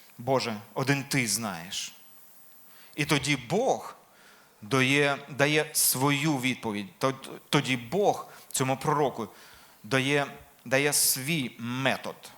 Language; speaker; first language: Ukrainian; non-native, local second language; Russian